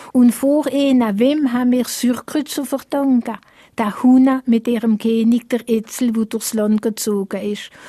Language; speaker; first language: German; non-native, local second language; Swiss German